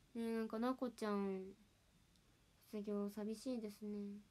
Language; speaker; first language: Japanese; native; Japanese